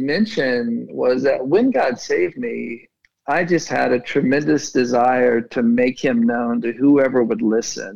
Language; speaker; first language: English; native; English